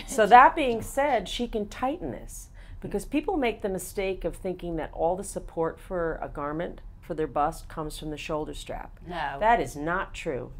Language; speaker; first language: English; native; English